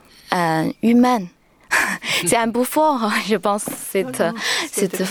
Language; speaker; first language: French; non-native, learner; Chinese